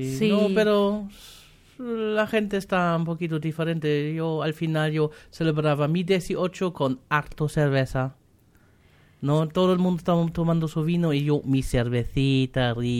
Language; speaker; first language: Spanish; non-native, learner; German